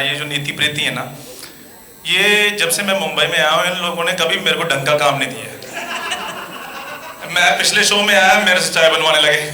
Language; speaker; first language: Hindi; native; Hindi